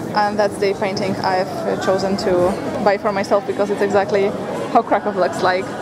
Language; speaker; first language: English; non-native, fluent; Polish